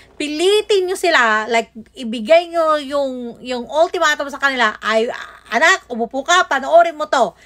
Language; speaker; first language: Filipino; non-native, local second language; Iloko